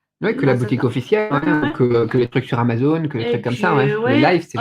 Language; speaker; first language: French; native; French